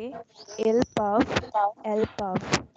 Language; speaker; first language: French; non-native, learner; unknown